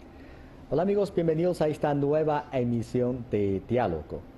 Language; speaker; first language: Spanish; non-native, fluent; Chinese